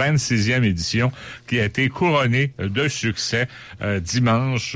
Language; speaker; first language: French; native; French